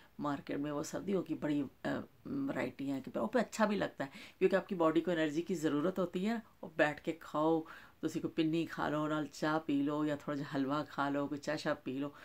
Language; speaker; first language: Urdu; non-native, local second language; Punjabi